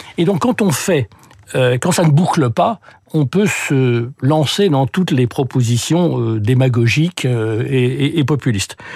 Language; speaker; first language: French; early bilingual, other home language; English